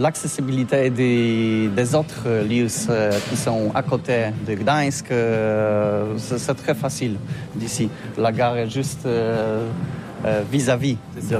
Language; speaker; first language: French; non-native, learner; Polish